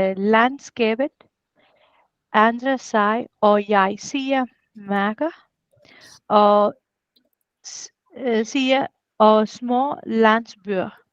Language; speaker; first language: Danish; non-native, learner; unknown